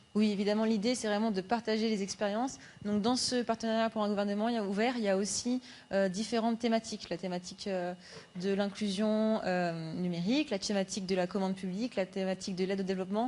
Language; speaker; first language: French; native; French